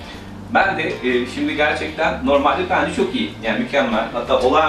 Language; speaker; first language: Turkish; native; Turkish